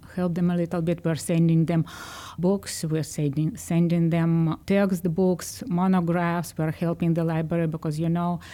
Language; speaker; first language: English; non-native, fluent; Ukrainian